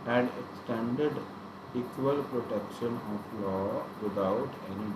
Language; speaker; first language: English; non-native, local second language; Punjabi